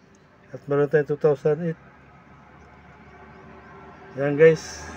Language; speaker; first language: Filipino; native; Filipino